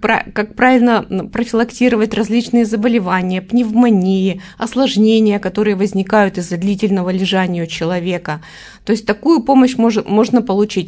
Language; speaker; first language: Russian; native; Russian